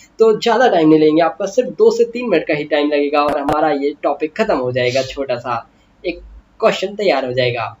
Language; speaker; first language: Hindi; native; Hindi